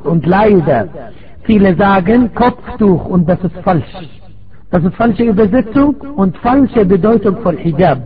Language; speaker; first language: German; non-native, fluent; Arabic